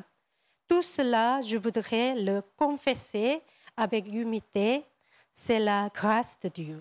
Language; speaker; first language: French; non-native, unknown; Korean